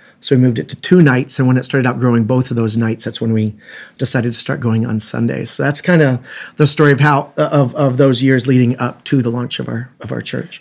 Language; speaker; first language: English; native; English